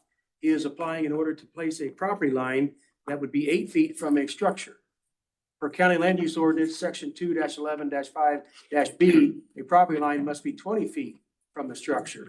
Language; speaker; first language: English; native; English